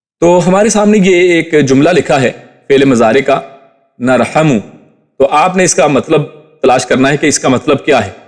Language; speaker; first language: Urdu; native; Urdu